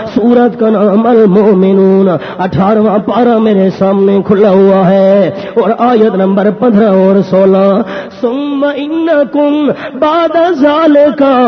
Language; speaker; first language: Urdu; non-native, local second language; Pashto